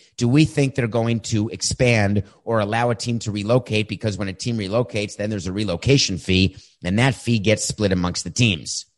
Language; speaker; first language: English; native; English